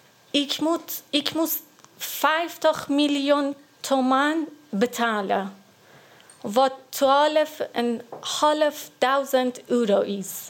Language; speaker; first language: Dutch; non-native, fluent; Persian